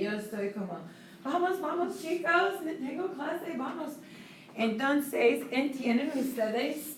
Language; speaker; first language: Spanish; non-native, fluent; English